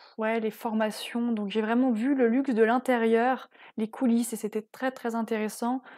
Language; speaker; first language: French; native; French